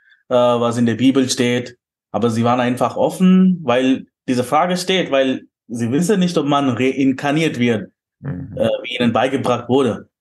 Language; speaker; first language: German; non-native, fluent; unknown